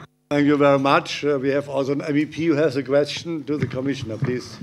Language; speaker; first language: English; non-native, fluent; German